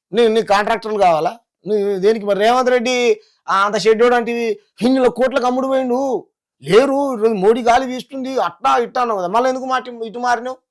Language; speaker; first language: Telugu; native; Telugu